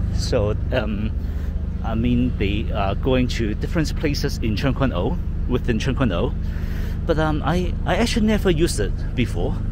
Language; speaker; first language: English; non-native, local second language; Cantonese